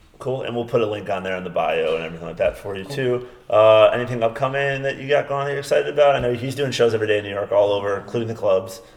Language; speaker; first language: English; native; English